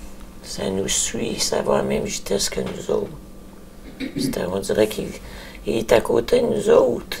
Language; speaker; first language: French; native; French